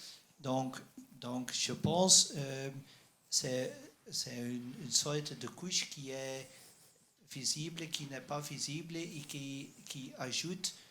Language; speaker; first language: French; non-native, learner; Dutch